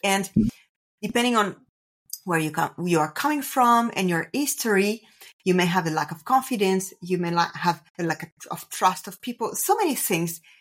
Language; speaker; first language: English; non-native, fluent; French